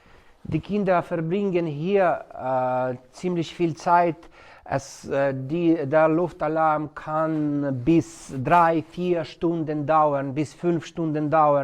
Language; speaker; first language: German; non-native, fluent; Ukrainian